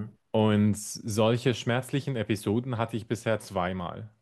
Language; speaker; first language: German; non-native, fluent; Arabic